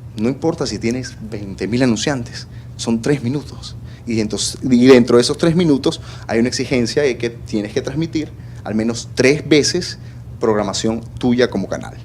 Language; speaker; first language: Spanish; native; Spanish